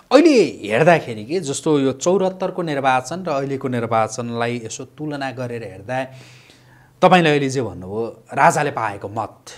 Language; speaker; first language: Nepali; native; Nepali